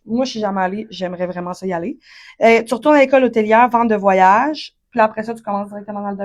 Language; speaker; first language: French; native; French